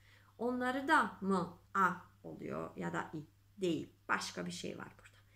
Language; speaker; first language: Turkish; non-native, fluent; Macedonian